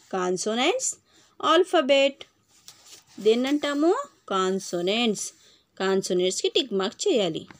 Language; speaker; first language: Telugu; non-native, local second language; Urdu